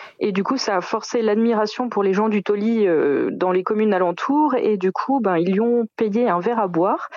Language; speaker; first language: French; native; French